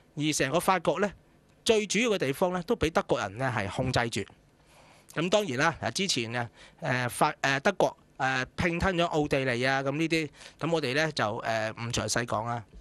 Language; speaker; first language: Cantonese; native; Cantonese